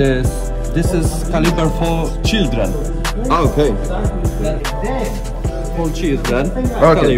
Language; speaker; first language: English; non-native, learner; Polish